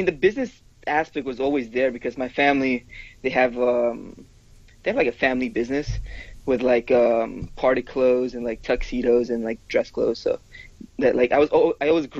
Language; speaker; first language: English; non-native, fluent; Spanish